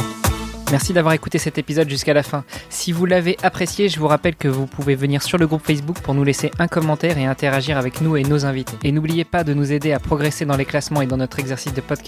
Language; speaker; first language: French; native; French